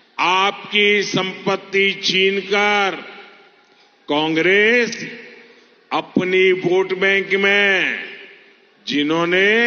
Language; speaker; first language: Hindi; non-native, local second language; Gujarati